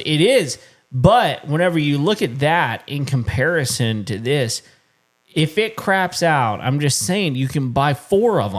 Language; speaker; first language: English; native; English